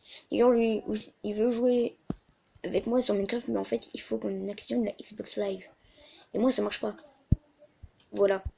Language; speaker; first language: French; native; French